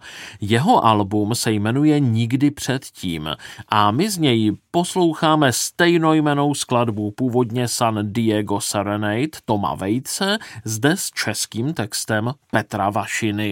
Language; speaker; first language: Czech; native; Czech